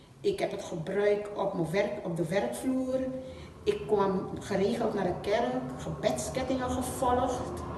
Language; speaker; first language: Dutch; native; Dutch